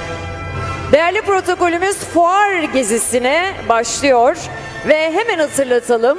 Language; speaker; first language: Turkish; native; Turkish